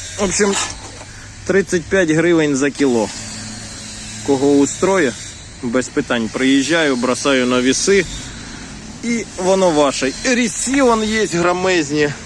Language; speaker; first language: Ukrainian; non-native, local second language; Russian